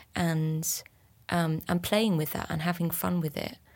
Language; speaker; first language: English; early bilingual, other home language; French